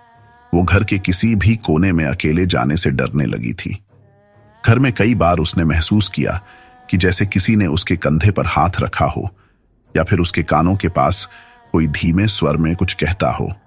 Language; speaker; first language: Hindi; native; Hindi